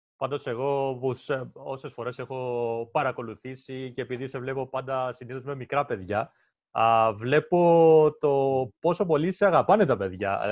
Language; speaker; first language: Greek; native; Greek